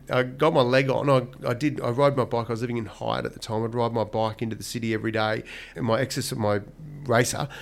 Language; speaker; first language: English; native; English